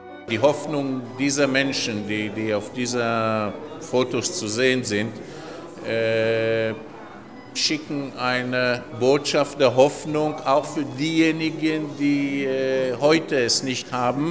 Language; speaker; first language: German; non-native, fluent; Serbian